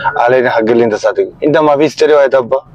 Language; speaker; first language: Arabic; non-native, learner; Bangla